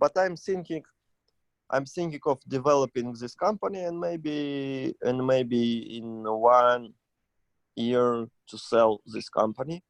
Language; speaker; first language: English; non-native, learner; Russian